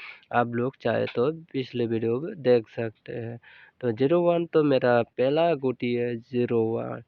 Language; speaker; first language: Hindi; non-native, local second language; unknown